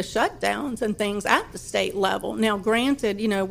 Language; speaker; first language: English; native; English